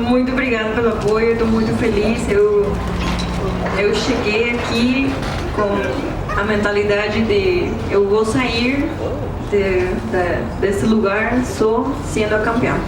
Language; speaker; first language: Portuguese; non-native, learner; Spanish